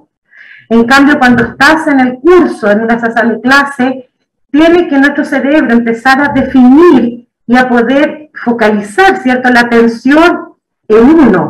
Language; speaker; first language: Spanish; native; Spanish